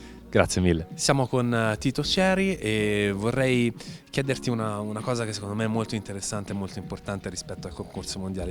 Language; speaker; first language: Italian; native; Italian